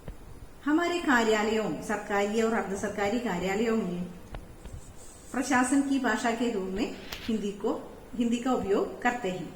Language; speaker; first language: Hindi; non-native, local second language; Malayalam